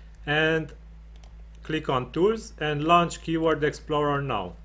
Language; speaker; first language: English; non-native, fluent; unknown